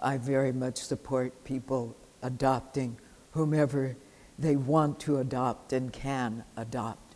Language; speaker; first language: English; native; English